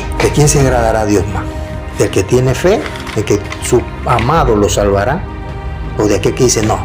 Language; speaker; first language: Spanish; native; Spanish